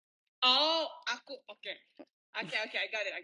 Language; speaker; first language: English; non-native, fluent; Indonesian